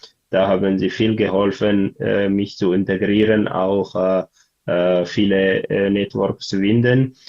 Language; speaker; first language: German; non-native, learner; Tigrinya